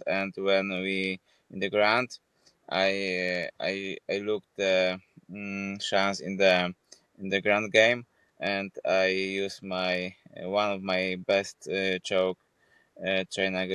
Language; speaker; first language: English; non-native, fluent; Polish